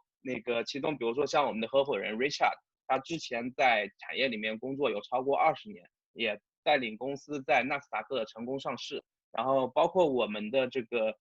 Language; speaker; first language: Chinese; native; Chinese